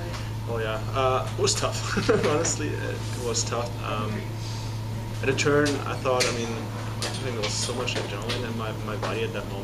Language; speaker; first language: English; non-native, fluent; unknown